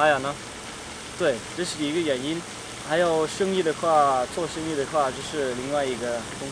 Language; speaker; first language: Chinese; non-native, fluent; Dutch